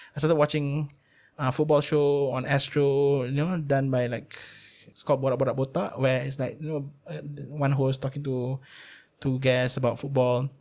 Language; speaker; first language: English; non-native, local second language; Malay